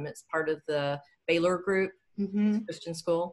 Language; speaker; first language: English; native; English